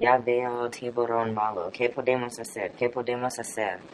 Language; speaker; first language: Spanish; non-native, learner; English